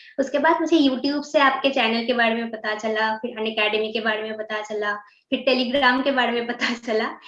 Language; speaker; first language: Hindi; non-native, local second language; Bangla